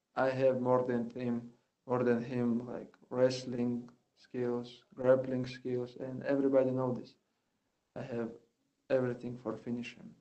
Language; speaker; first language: English; non-native, learner; Russian